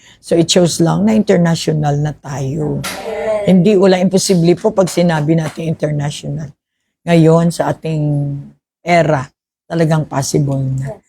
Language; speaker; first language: Filipino; non-native, local second language; Hiligaynon